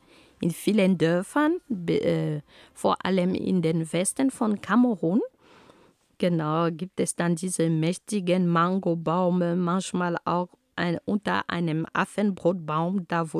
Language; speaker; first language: German; non-native, fluent; Ghomala